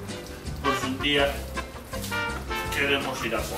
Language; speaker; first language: Spanish; native; Spanish